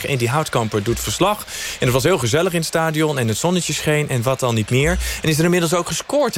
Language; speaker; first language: Dutch; native; Dutch